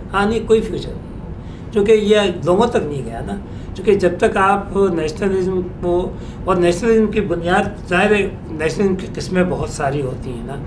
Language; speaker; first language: Urdu; native; Urdu